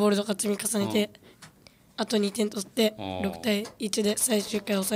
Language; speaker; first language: Japanese; native; Japanese